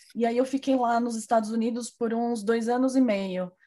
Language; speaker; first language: Portuguese; native; Portuguese